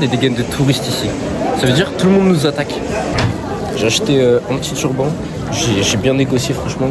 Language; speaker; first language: French; native; French